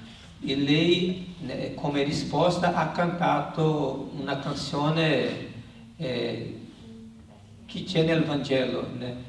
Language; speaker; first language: Italian; non-native, learner; Portuguese